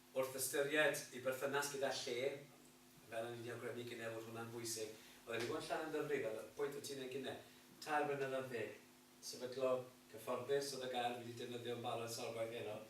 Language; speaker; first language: Welsh; native; Welsh